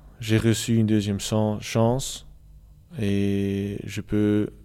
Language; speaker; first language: French; non-native, local second language; Dutch